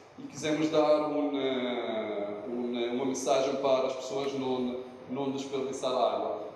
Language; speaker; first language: Portuguese; non-native, fluent; Italian